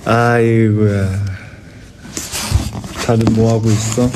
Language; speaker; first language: Korean; non-native, fluent; Chinese